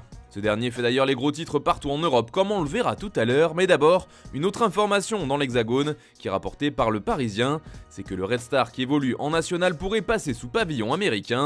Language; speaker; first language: French; native; French